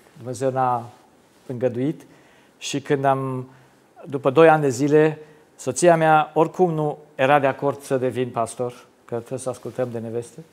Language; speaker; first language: Romanian; non-native, local second language; German